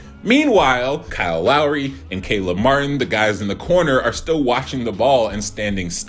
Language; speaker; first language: English; native; English